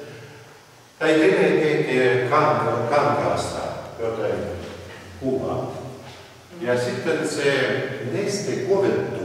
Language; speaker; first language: Finnish; non-native, learner; Russian